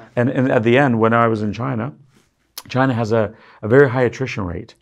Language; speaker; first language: English; native; English